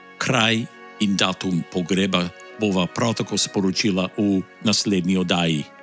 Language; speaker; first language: Slovenian; early bilingual, heritage; Slovenian